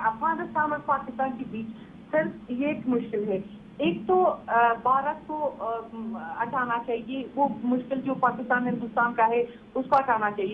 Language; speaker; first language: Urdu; non-native, fluent; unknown